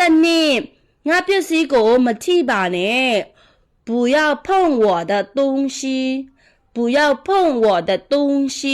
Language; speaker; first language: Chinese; non-native, fluent; Burmese